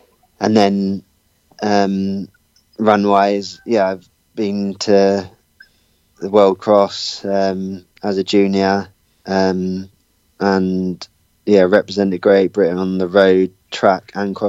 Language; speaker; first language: English; native; English